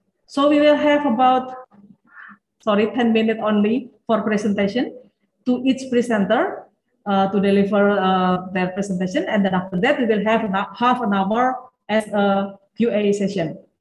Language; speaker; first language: English; non-native, fluent; Indonesian